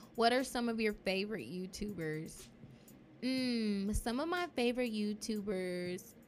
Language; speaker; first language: English; native; English